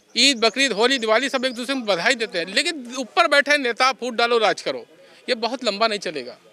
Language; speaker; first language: Hindi; native; Hindi